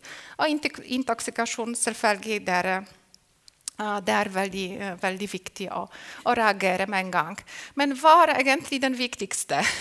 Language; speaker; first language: Norwegian; non-native, fluent; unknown